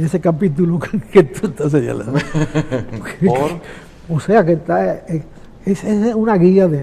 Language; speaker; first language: Spanish; native; Spanish